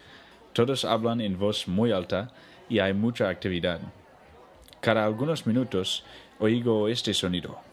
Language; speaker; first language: Spanish; non-native, learner; English